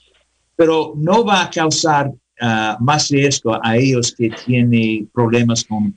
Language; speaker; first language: Spanish; non-native, learner; English